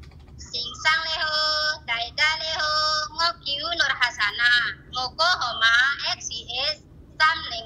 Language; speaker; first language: Cantonese; non-native, learner; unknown